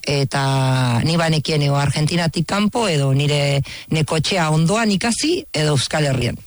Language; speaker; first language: Basque; non-native, fluent; Spanish